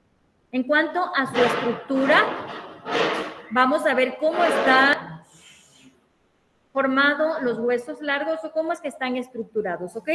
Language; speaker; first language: Spanish; native; Spanish